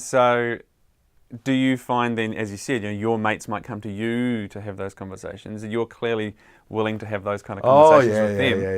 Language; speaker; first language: English; native; English